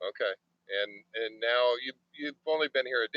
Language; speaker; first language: English; native; English